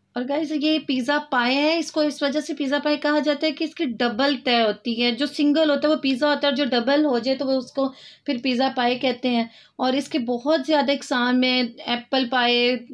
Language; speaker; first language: Urdu; native; Urdu